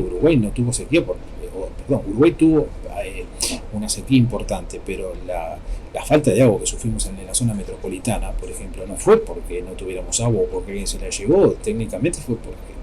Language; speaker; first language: Spanish; native; Spanish